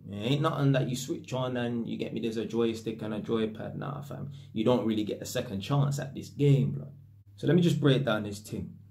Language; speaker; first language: English; native; English